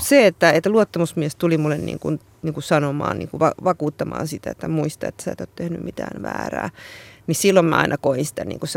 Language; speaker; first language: Finnish; native; Finnish